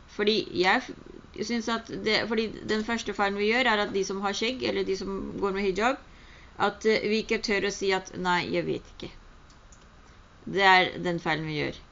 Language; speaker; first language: Norwegian; early bilingual, other home language; Urdu